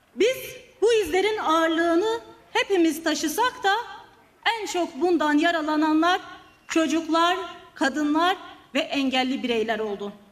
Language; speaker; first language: Turkish; non-native, local second language; Kurdish